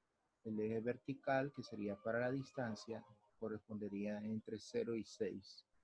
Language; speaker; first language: Spanish; native; Spanish